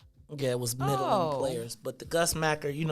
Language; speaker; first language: English; native; English